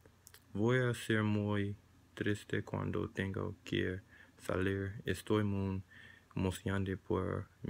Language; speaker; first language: Spanish; non-native, learner; English